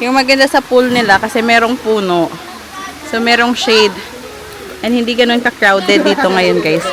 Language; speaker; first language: Filipino; non-native, local second language; Hiligaynon